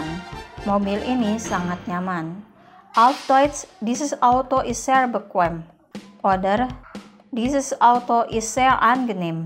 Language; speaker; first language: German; non-native, fluent; Indonesian